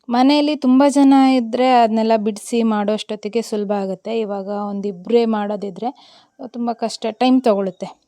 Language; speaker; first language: Kannada; non-native, local second language; Tulu